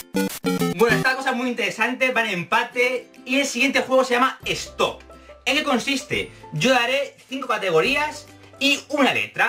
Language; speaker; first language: Spanish; native; Spanish